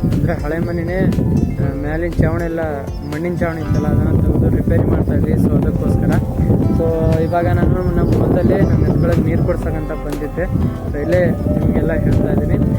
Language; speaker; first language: Kannada; non-native, local second language; Lambadi